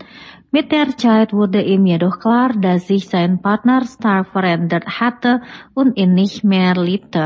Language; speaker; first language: German; non-native, fluent; Indonesian